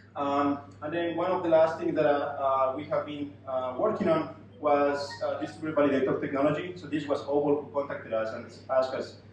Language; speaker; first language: English; non-native, fluent; Spanish